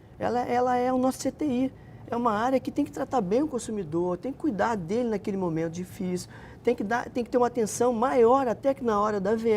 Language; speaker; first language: Portuguese; native; Portuguese